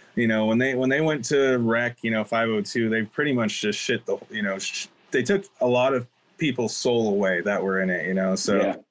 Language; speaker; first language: English; native; English